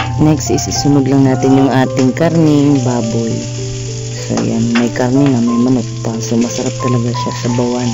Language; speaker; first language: Filipino; non-native, local second language; Cebuano